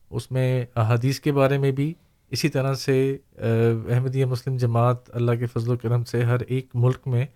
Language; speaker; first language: Urdu; native; Urdu